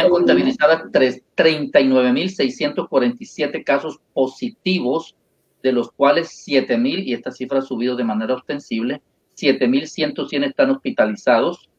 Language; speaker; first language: Spanish; native; Spanish